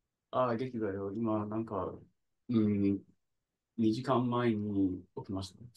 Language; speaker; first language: Japanese; non-native, learner; English